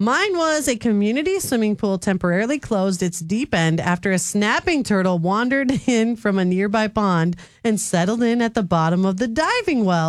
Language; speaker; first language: English; native; English